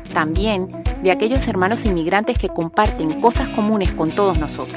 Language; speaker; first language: Spanish; native; Spanish